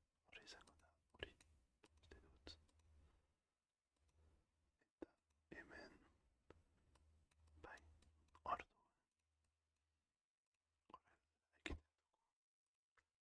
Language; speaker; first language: Basque; non-native, learner; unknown